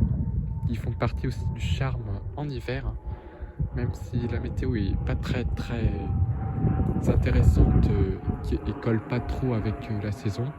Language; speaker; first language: French; native; French